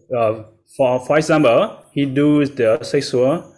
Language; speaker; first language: English; non-native, learner; Vietnamese